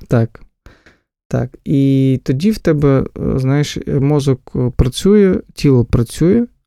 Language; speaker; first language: Ukrainian; non-native, local second language; Russian